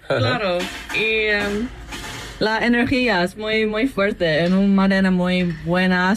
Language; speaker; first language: Spanish; non-native, learner; English